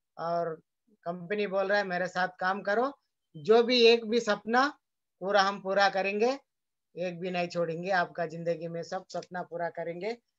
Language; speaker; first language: Hindi; non-native, local second language; Telugu